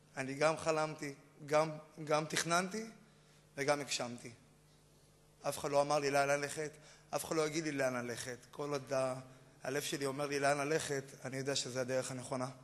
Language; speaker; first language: Hebrew; native; Hebrew